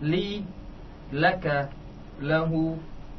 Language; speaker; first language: Arabic; non-native, learner; Indonesian